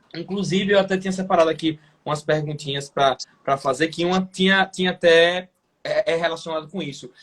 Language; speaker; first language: Portuguese; native; Portuguese